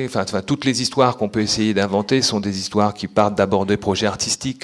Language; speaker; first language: French; native; French